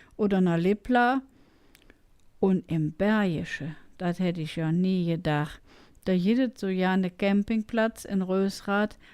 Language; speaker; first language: German; native; German